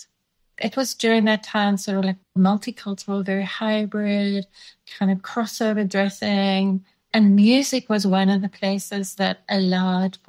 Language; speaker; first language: English; non-native, local second language; Dutch